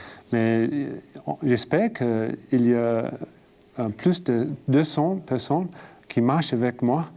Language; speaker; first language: French; non-native, learner; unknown